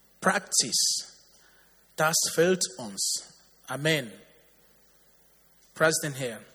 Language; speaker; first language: German; non-native, learner; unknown